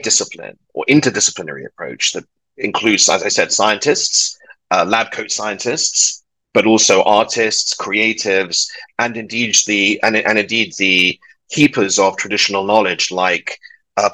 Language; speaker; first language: English; native; English